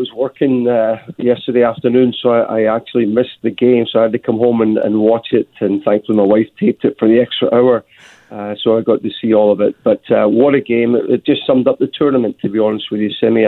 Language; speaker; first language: English; native; English